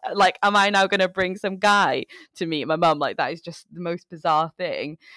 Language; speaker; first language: English; early bilingual, other home language; Bangla